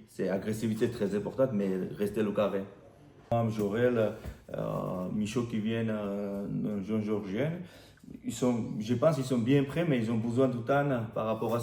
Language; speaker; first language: French; non-native, learner; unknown